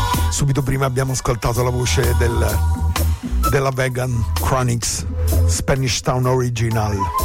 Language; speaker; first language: Italian; native; Italian